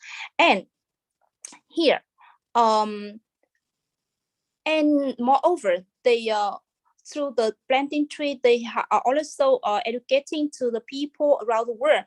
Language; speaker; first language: English; non-native, fluent; Vietnamese